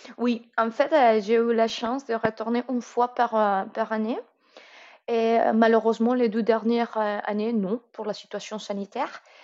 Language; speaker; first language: French; non-native, fluent; Spanish